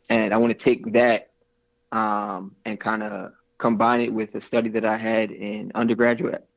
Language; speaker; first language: English; native; English